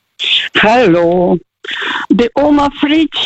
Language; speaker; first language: German; non-native, fluent; Russian